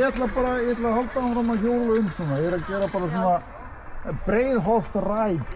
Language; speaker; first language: Icelandic; non-native, fluent; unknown